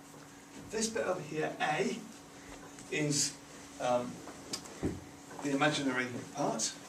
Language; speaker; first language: English; native; English